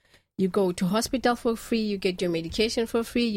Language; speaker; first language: English; non-native, local second language; Southern Sotho